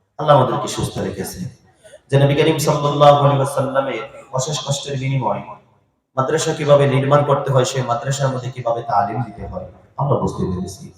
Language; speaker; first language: Bangla; non-native, local second language; Assamese